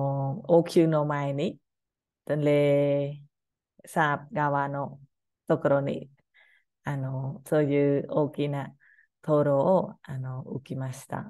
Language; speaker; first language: Japanese; non-native, learner; Khmer